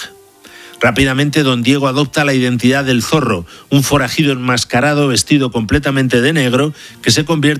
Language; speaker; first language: Spanish; native; Spanish